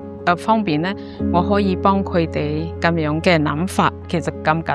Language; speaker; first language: Cantonese; non-native, fluent; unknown